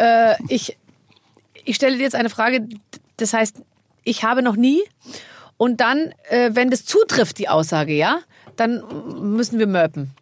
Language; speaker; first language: German; native; German